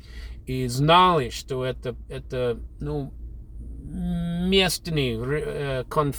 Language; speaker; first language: Russian; non-native, fluent; English